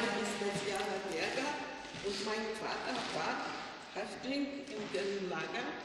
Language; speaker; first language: German; non-native, learner; Polish